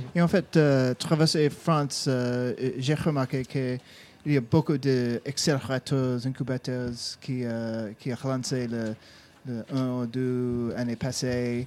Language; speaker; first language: French; non-native, learner; English